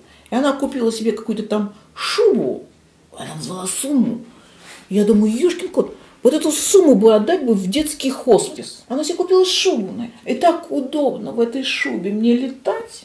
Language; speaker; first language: Russian; native; Russian